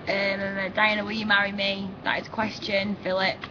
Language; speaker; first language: English; native; English